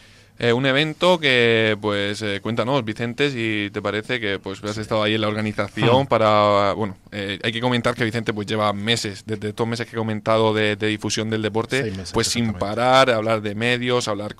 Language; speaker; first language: Spanish; native; Spanish